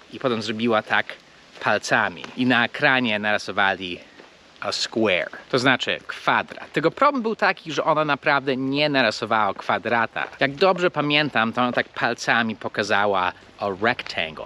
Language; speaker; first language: Polish; non-native, fluent; English